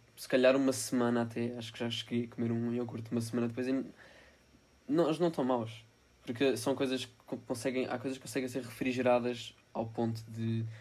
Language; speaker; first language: Portuguese; non-native, fluent; Italian